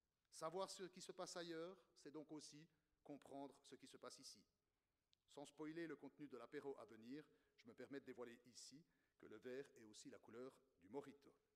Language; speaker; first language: French; native; French